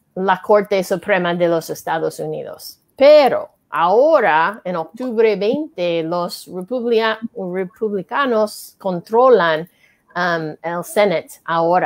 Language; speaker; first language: Spanish; non-native, learner; English